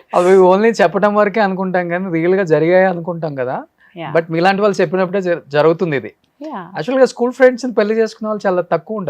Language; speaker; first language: Telugu; native; Telugu